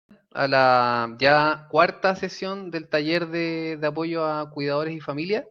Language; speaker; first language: Spanish; native; Spanish